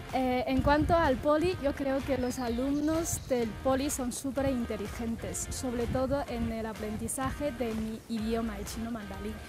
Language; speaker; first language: Spanish; non-native, fluent; Chinese